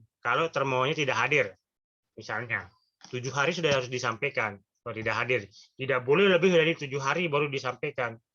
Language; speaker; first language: Indonesian; native; Indonesian